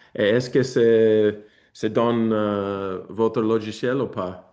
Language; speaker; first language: French; non-native, fluent; English